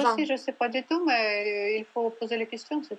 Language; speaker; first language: French; non-native, learner; Russian